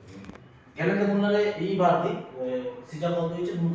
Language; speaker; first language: Turkish; non-native, learner; Bangla